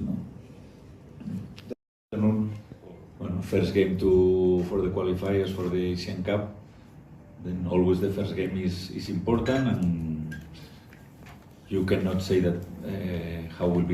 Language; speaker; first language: English; non-native, fluent; Spanish